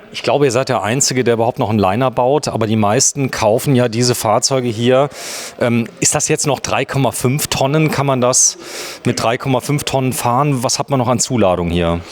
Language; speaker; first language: German; native; German